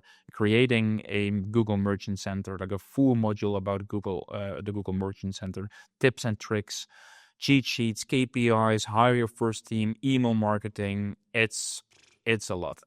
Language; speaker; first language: English; non-native, fluent; Dutch